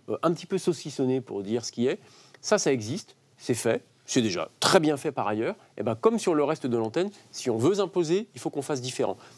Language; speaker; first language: French; native; French